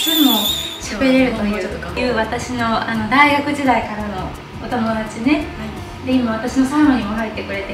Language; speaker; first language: Japanese; native; Japanese